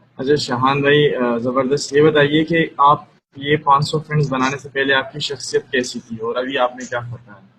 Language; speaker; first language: Urdu; native; Urdu